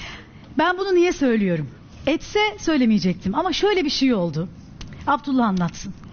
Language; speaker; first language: Turkish; native; Turkish